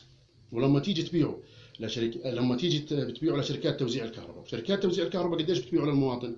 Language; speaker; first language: Arabic; native; Arabic